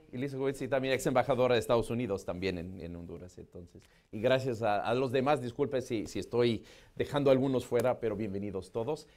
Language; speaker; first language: Spanish; non-native, fluent; English